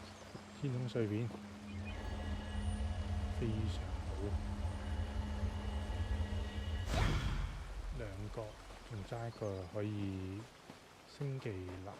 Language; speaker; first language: Chinese; native; Chinese